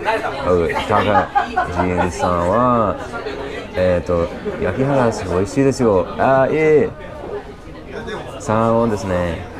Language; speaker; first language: Japanese; non-native, learner; English